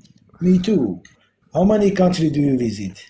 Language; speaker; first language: English; non-native, local second language; Arabic